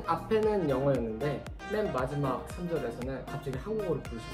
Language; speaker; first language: Korean; native; Korean